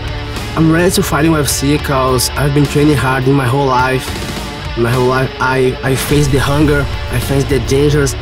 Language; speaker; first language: English; non-native, fluent; Portuguese